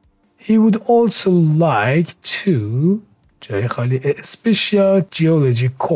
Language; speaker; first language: English; non-native, fluent; Persian